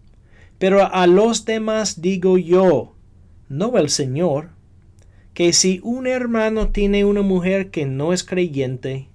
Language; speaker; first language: Spanish; non-native, fluent; English